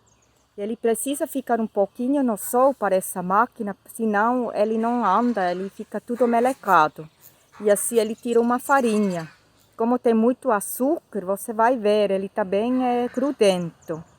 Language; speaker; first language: Portuguese; non-native, fluent; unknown